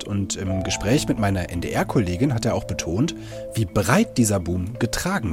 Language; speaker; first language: German; native; German